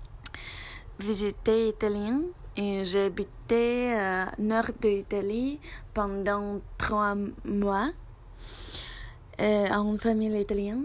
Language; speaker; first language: French; non-native, learner; Russian